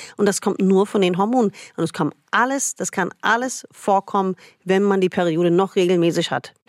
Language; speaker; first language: German; non-native, fluent; English